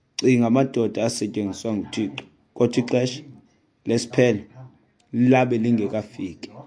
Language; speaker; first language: Xhosa; native; Xhosa